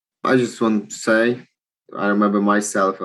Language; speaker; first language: English; non-native, learner; Ukrainian